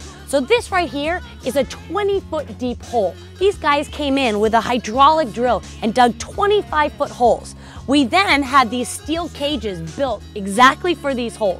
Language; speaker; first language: English; native; English